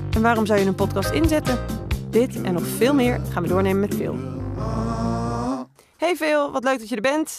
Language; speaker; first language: Dutch; native; Dutch